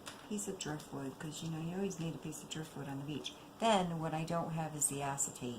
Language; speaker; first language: English; native; English